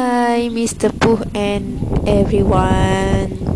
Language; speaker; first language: English; non-native, learner; Malay